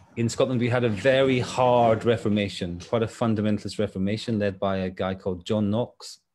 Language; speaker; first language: English; native; English